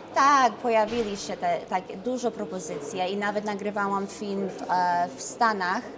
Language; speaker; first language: Polish; early bilingual, heritage; Polish